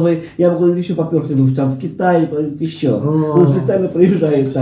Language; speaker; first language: Russian; native; Russian